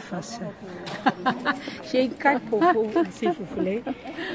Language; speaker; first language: French; non-native, learner; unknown